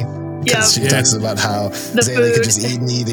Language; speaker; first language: English; early bilingual, other home language; Spanish